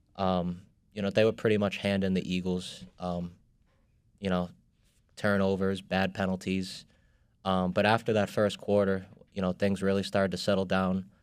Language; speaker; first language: English; native; English